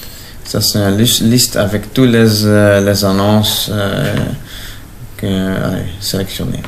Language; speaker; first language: French; non-native, local second language; Dutch